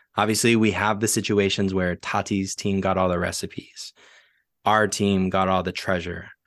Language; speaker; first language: English; native; English